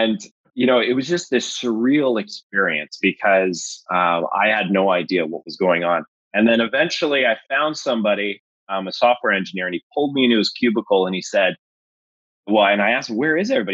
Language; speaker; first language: English; native; English